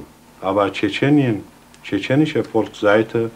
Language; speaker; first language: German; non-native, learner; Adyghe